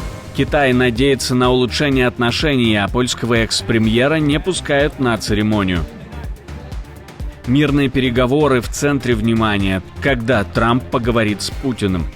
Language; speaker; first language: Russian; native; Russian